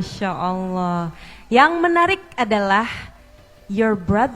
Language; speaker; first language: Indonesian; native; Indonesian